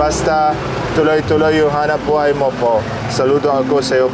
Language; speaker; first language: Filipino; non-native, learner; Arabic